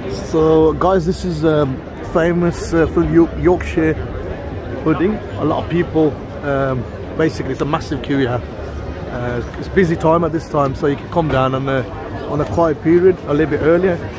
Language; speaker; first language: English; early bilingual, other home language; Hindi